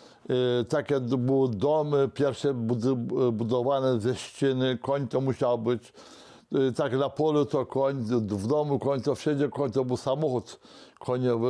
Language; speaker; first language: Polish; early bilingual, heritage; Polish